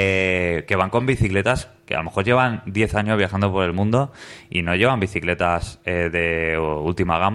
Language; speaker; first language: Spanish; native; Spanish